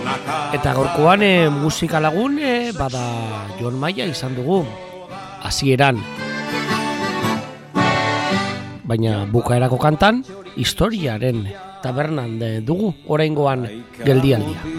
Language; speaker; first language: Basque; native; Basque